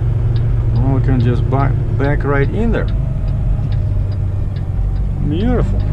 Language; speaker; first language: English; non-native, fluent; Russian